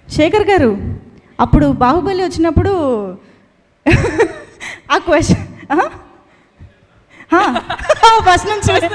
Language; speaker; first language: Telugu; native; Telugu